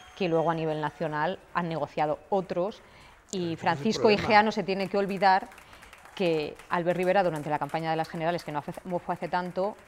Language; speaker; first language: Spanish; native; Spanish